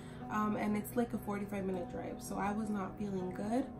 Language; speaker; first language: English; early bilingual, other home language; Spanish